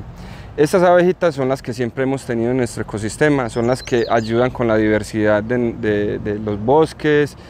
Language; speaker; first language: Spanish; native; Spanish